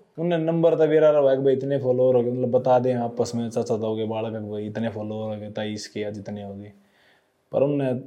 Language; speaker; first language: Hindi; native; Hindi